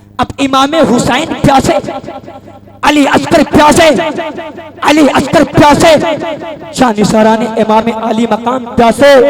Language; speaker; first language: Hindi; native; Hindi